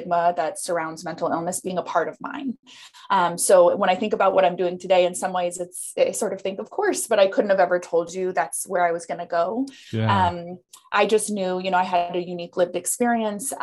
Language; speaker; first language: English; native; English